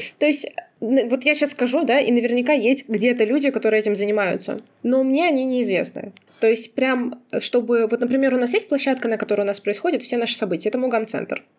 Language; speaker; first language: Russian; non-native, local second language; Azerbaijani